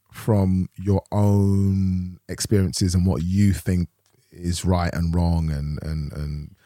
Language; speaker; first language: English; native; English